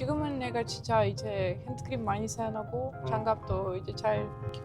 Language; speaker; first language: Korean; non-native, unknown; Ukrainian